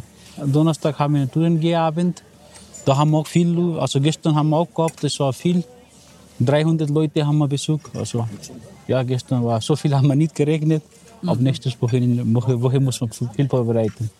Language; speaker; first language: German; non-native, learner; Nepali